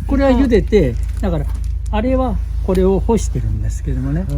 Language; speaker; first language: Japanese; native; Japanese